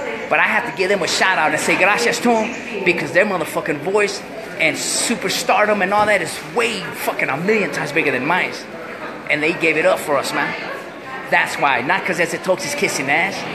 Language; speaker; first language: English; early bilingual, other home language; Spanish